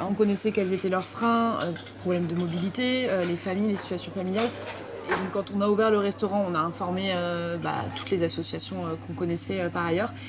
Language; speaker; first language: French; native; French